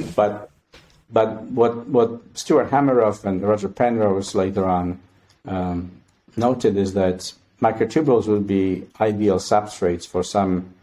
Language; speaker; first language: English; non-native, fluent; Polish